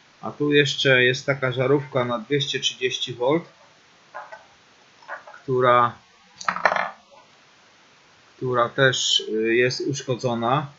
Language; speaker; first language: Polish; native; Polish